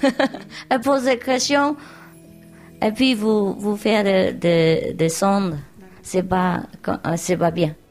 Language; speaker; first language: French; non-native, learner; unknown